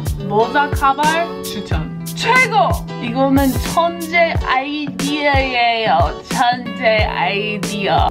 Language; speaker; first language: Korean; non-native, learner; English